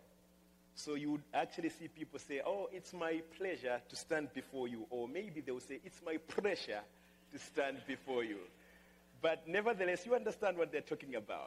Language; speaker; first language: English; non-native, local second language; Nyanja